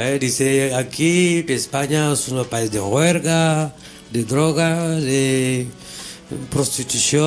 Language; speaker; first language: Spanish; non-native, fluent; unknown